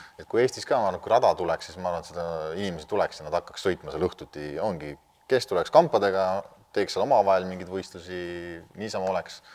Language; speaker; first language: Estonian; native; Estonian